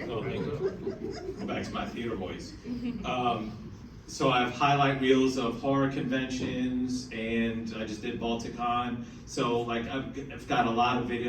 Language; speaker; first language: English; native; English